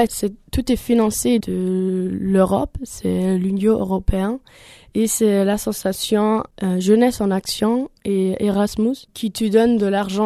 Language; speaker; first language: French; non-native, learner; German